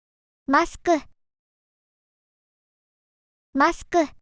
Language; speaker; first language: Japanese; native; Japanese